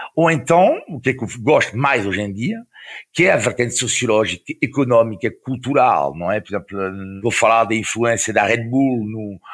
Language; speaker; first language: Portuguese; non-native, fluent; French